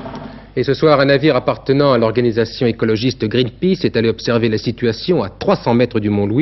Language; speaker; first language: French; native; French